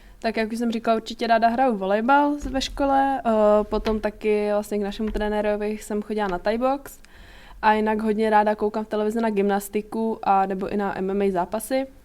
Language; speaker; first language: Czech; native; Czech